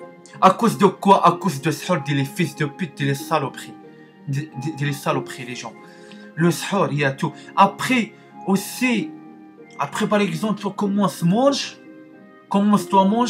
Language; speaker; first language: French; non-native, learner; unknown